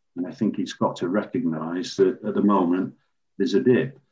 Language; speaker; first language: English; native; English